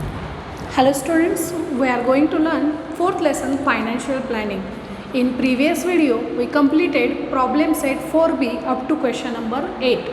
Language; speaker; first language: English; non-native, local second language; Marathi